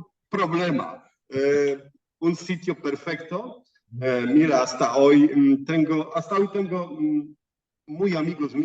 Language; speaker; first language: Spanish; non-native, fluent; Polish